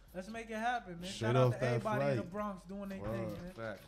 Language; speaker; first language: English; native; English